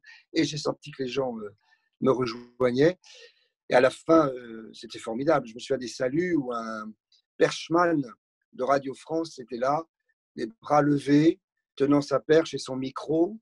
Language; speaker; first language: French; native; French